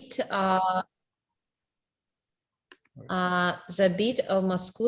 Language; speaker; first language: French; non-native, learner; Russian